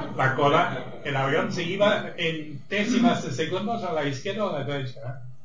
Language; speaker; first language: Spanish; non-native, fluent; German